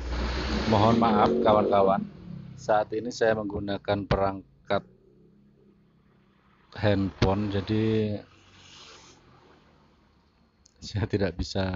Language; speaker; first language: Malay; non-native, local second language; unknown